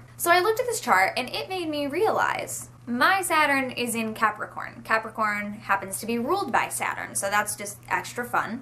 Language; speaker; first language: English; native; English